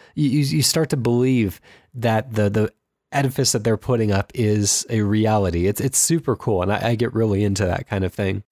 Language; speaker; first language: English; native; English